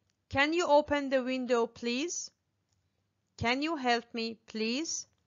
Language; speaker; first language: English; non-native, fluent; Persian